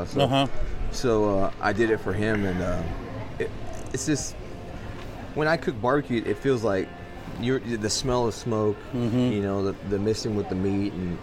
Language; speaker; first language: English; native; English